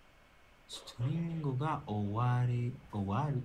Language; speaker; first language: Japanese; non-native, learner; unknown